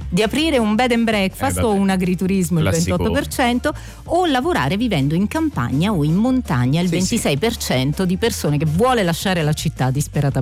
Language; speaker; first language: Italian; native; Italian